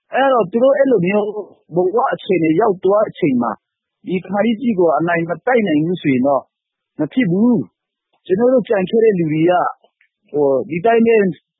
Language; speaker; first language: Burmese; non-native, local second language; Hakha Chin